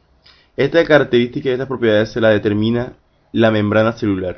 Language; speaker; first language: Spanish; native; Spanish